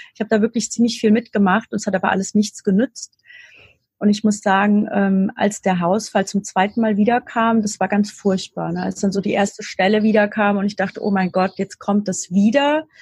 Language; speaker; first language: German; native; German